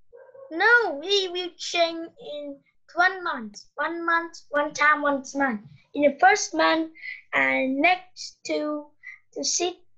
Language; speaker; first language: English; non-native, learner; Vietnamese